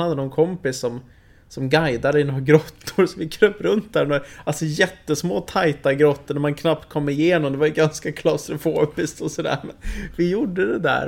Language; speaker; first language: Swedish; native; Swedish